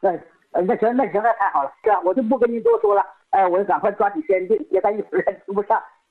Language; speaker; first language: Chinese; native; Chinese